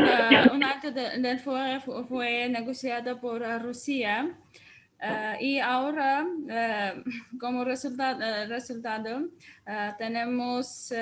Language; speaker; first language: Spanish; non-native, fluent; Armenian